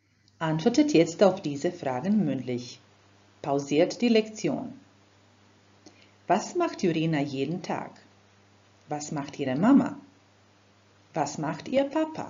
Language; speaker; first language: German; non-native, fluent; Croatian